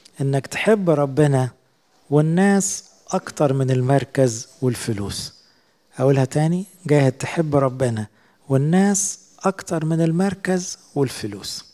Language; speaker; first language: Arabic; native; Arabic